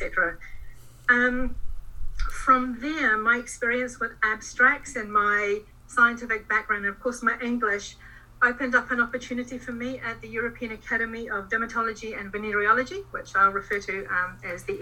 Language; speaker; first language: English; native; English